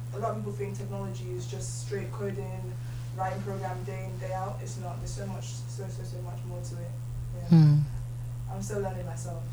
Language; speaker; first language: English; native; English